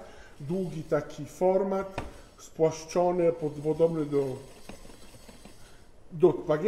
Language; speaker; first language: Polish; non-native, fluent; Italian